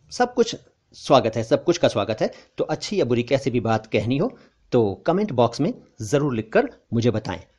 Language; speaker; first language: Urdu; native; Urdu